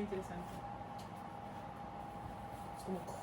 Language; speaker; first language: Spanish; early bilingual, heritage; Spanish